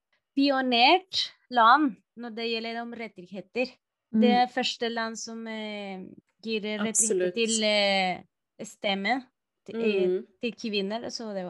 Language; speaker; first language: Norwegian; non-native, fluent; Spanish